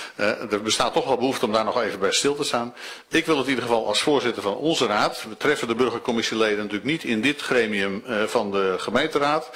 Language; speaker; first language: Dutch; native; Dutch